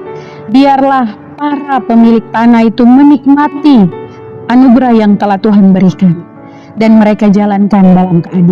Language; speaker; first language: Indonesian; native; Indonesian